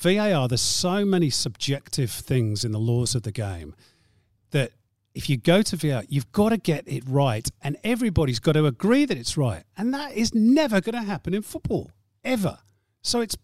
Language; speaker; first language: English; native; English